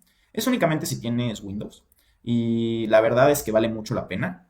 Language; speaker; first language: Spanish; native; Spanish